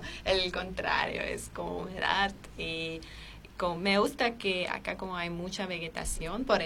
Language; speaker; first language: Spanish; non-native, fluent; Armenian